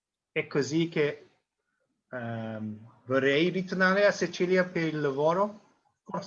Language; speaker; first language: Italian; non-native, learner; English